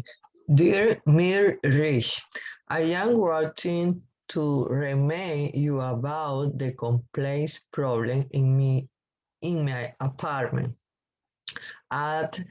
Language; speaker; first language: English; non-native, learner; Spanish